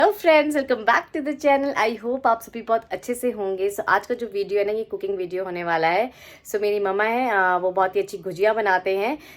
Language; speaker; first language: Hindi; native; Hindi